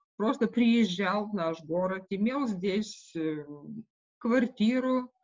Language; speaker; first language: Russian; non-native, local second language; Lithuanian